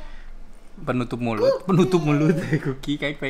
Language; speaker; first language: Indonesian; native; Indonesian